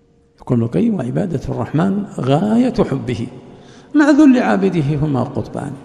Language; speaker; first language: Arabic; native; Arabic